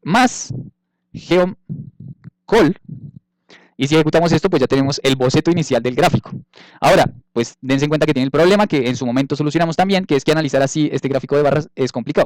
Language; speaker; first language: Spanish; native; Spanish